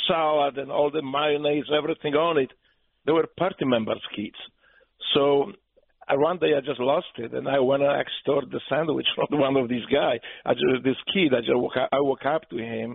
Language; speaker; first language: English; non-native, fluent; Polish